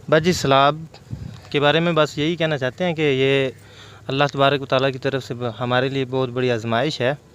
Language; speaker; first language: Urdu; non-native, local second language; Punjabi